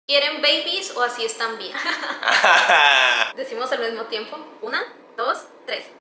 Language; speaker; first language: Spanish; native; Spanish